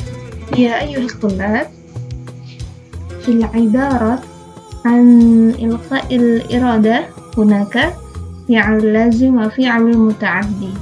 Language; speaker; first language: Arabic; non-native, fluent; Indonesian